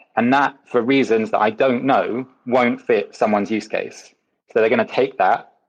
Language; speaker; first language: English; native; English